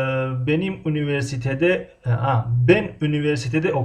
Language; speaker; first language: Turkish; non-native, fluent; Tajik